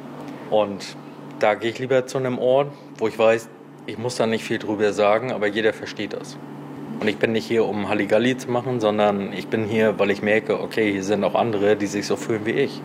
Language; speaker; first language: German; native; German